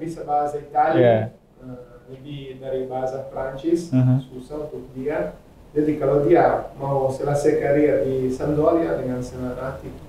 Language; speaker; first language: Indonesian; non-native, fluent; Italian